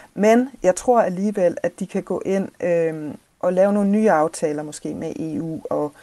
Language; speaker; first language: Danish; non-native, fluent; English